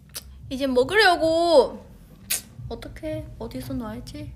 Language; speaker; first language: Korean; non-native, learner; Chinese